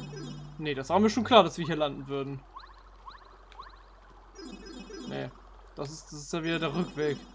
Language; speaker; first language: German; native; German